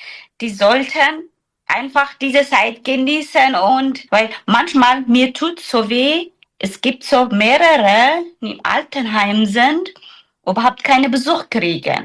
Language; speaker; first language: German; non-native, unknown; Tigrinya